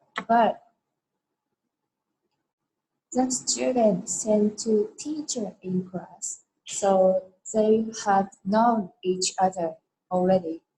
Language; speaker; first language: English; non-native, learner; Japanese